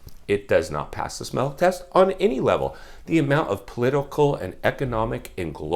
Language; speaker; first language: English; native; English